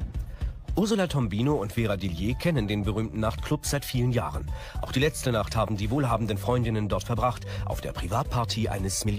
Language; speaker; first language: German; native; German